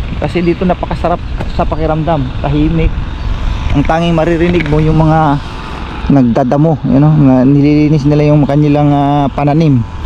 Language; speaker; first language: Filipino; non-native, local second language; Cebuano